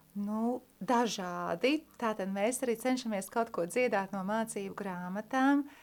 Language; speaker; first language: Latvian; native; Latvian